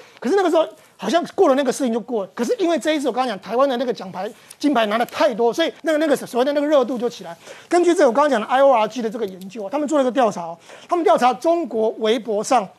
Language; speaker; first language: Chinese; native; Chinese